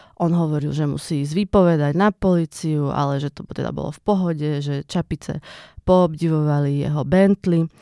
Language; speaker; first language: Slovak; native; Slovak